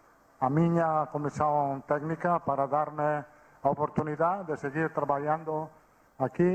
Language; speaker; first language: Portuguese; non-native, fluent; Italian